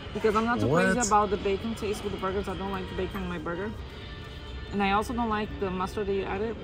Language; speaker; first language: English; non-native, fluent; Portuguese